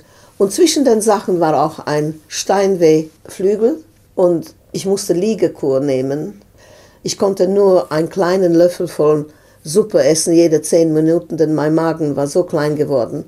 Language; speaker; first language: German; non-native, fluent; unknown